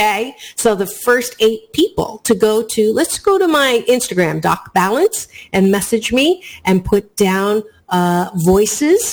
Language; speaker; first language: English; native; English